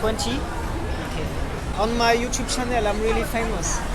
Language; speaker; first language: English; non-native, learner; French